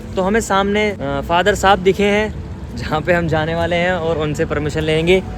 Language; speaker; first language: Hindi; native; Hindi